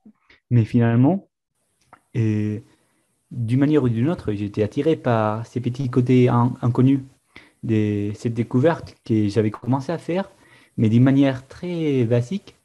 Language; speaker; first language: French; non-native, fluent; Spanish